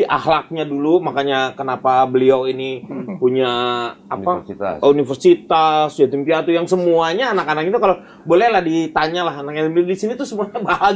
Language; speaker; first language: Indonesian; native; Indonesian